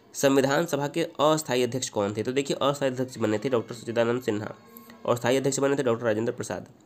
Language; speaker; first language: Hindi; native; Hindi